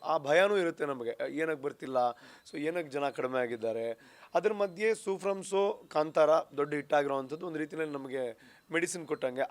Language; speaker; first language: Kannada; non-native, local second language; Tulu